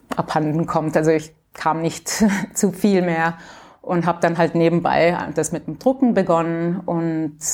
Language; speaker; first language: German; early bilingual, heritage; English